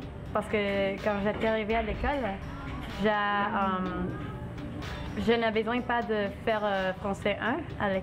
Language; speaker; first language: French; non-native, learner; English